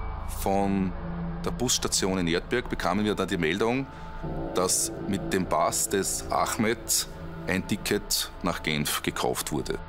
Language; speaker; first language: German; native; German